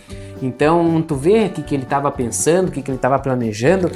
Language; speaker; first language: Portuguese; native; Portuguese